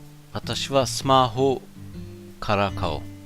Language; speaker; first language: Japanese; non-native, learner; German